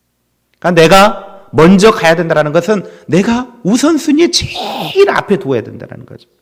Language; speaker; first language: Korean; native; Korean